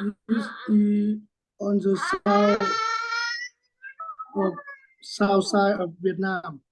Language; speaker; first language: English; non-native, learner; Vietnamese